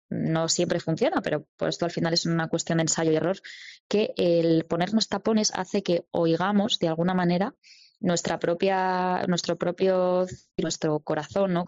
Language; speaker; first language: Spanish; native; Spanish